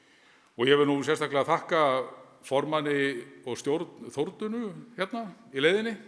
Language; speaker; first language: Icelandic; native; Icelandic